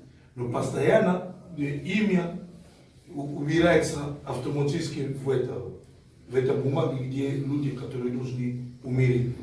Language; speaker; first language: Russian; non-native, fluent; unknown